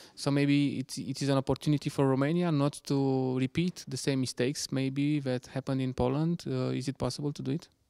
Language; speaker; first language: English; non-native, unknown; Romanian